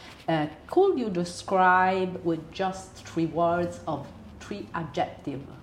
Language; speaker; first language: English; non-native, learner; Italian